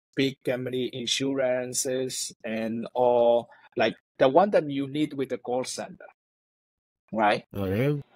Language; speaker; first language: English; non-native, fluent; Burmese